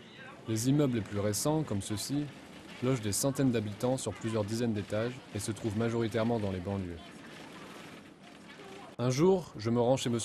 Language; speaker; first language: French; native; French